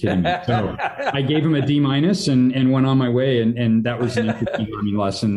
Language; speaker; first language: English; native; English